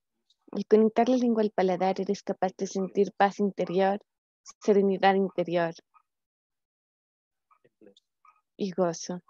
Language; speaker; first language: Spanish; native; Spanish